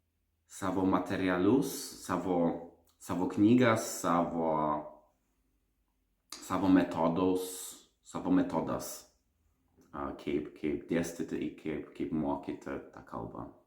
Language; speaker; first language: Lithuanian; non-native, learner; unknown